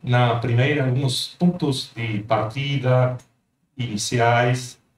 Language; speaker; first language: Portuguese; non-native, fluent; Spanish